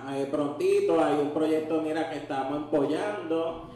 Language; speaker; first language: Spanish; native; Spanish